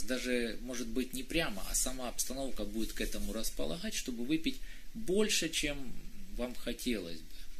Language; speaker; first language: Russian; native; Russian